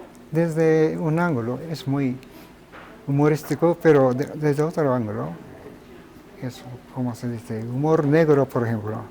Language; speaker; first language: Spanish; non-native, fluent; Japanese